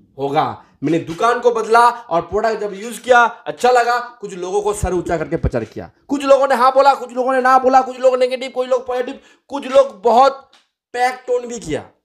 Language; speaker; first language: Hindi; non-native, local second language; Bangla